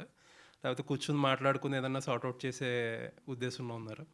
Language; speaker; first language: Telugu; native; Telugu